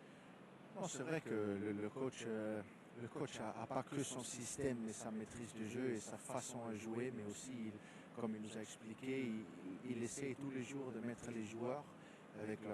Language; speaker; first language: French; non-native, fluent; Danish